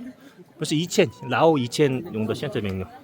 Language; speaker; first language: Chinese; non-native, fluent; Korean